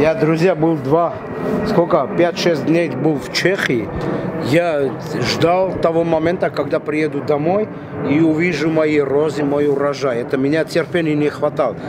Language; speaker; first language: Russian; non-native, fluent; Armenian